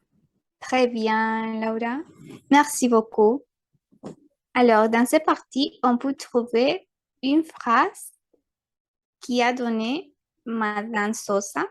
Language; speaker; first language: French; non-native, fluent; Spanish